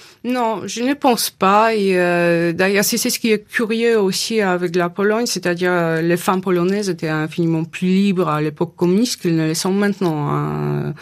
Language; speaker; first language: French; non-native, fluent; Polish